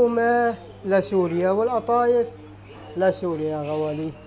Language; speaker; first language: Arabic; native; Arabic